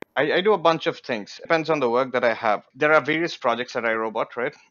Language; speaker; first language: English; non-native, local second language; Bangla